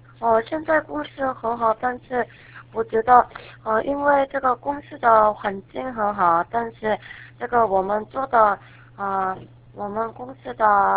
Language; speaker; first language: Chinese; non-native, learner; Korean